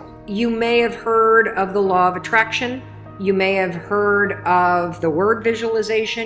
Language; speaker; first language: English; native; English